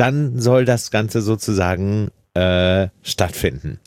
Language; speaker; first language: German; native; German